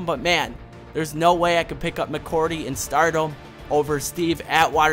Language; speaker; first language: English; native; English